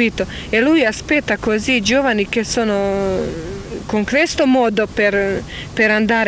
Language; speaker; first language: Italian; non-native, learner; Croatian